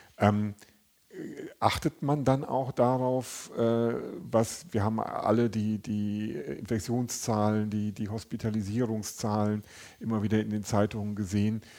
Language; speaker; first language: German; native; German